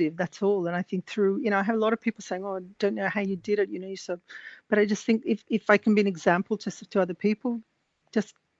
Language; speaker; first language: English; native; English